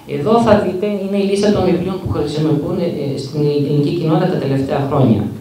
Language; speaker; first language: Greek; early bilingual, heritage; Greek